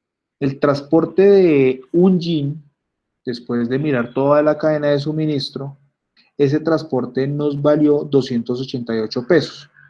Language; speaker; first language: Spanish; native; Spanish